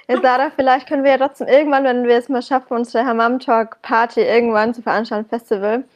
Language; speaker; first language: German; early bilingual, other home language; Arabic